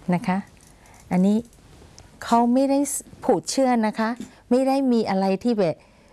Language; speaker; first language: Thai; non-native, fluent; Burmese